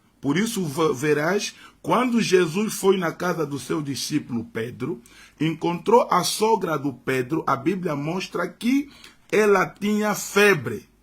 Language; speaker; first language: Portuguese; native; Portuguese